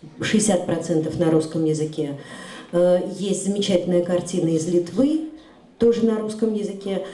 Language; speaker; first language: Russian; native; Russian